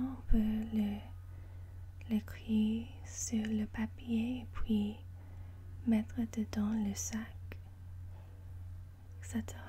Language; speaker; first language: French; non-native, learner; English